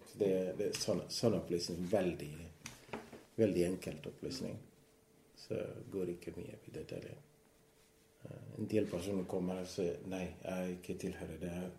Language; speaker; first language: Norwegian; non-native, fluent; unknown